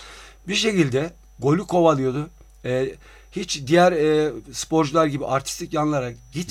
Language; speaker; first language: Turkish; native; Turkish